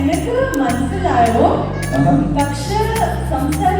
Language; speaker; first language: Malayalam; non-native, learner; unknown